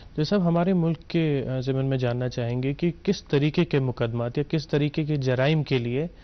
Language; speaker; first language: Urdu; non-native, local second language; Kashmiri